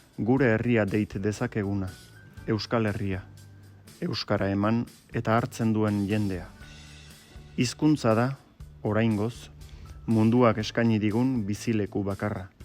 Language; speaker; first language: Basque; native; Basque